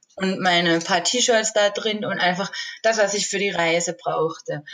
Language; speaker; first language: German; native; German